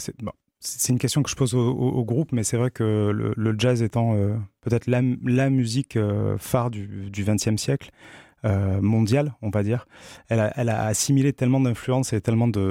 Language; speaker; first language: French; native; French